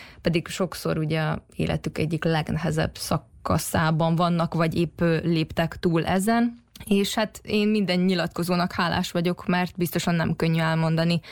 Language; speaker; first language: Hungarian; native; Hungarian